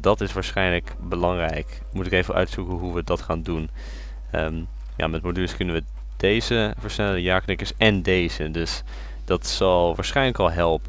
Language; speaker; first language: Dutch; native; Dutch